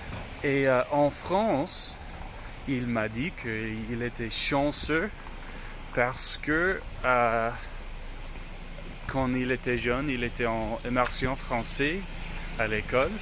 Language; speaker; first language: French; non-native, learner; English